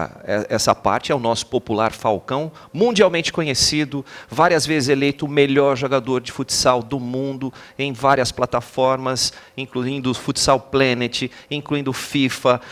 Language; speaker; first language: Portuguese; native; Portuguese